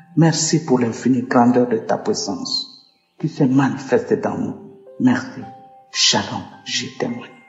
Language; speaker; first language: French; non-native, local second language; Lingala